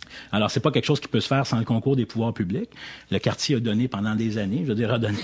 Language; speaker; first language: French; native; French